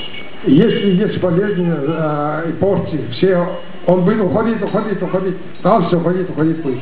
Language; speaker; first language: Russian; non-native, local second language; Tuvinian